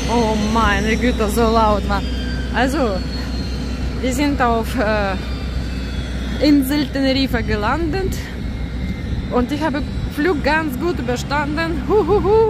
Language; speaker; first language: German; non-native, learner; Russian